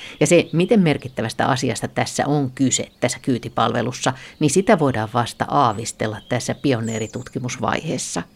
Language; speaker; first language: Finnish; native; Finnish